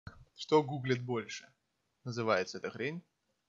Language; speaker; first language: Russian; native; Russian